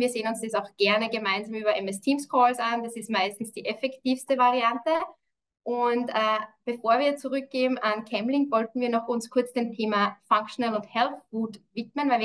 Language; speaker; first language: German; native; German